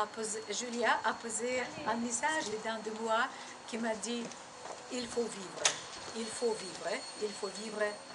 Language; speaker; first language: French; non-native, learner; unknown